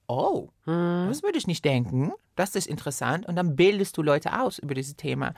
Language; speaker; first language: German; non-native, fluent; Persian